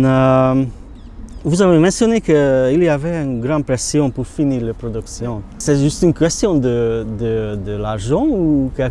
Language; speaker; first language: French; non-native, learner; Hungarian